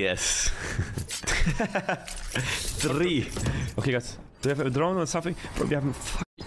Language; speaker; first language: English; non-native, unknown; German